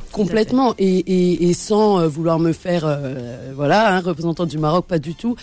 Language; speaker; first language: French; early bilingual, other home language; Arabic